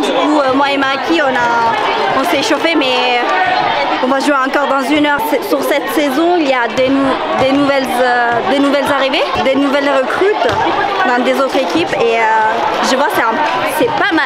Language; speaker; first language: French; early bilingual, other home language; Filipino